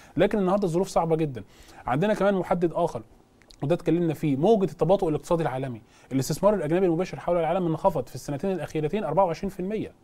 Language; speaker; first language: Arabic; native; Arabic